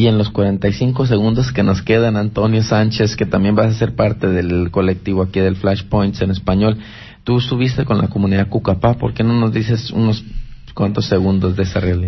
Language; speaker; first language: Spanish; early bilingual, heritage; Spanish